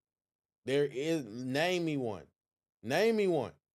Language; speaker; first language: English; native; English